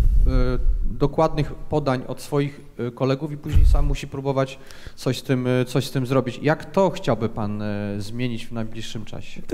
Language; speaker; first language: Polish; native; Polish